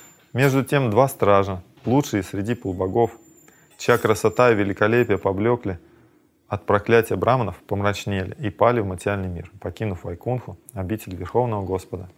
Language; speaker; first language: Russian; native; Russian